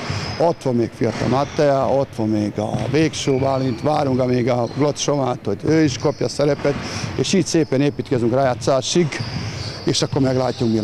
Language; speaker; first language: Hungarian; non-native, fluent; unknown